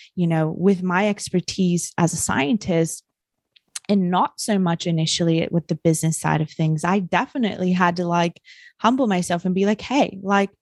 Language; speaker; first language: English; native; English